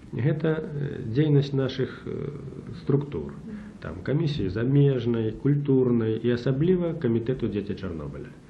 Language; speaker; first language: Belarusian; native; Belarusian